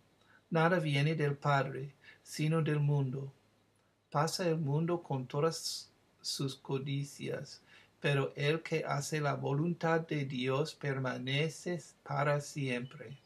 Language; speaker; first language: Spanish; non-native, fluent; English